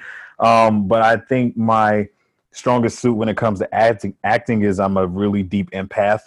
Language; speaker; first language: English; native; English